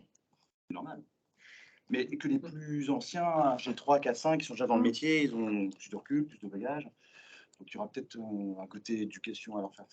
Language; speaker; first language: French; native; French